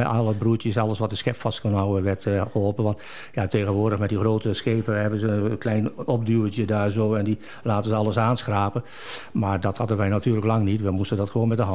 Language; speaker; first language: Dutch; native; Dutch